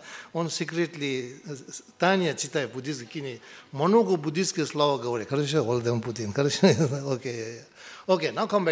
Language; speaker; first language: Russian; non-native, learner; Tibetan